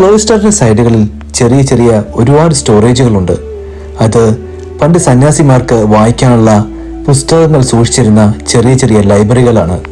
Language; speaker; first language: Malayalam; native; Malayalam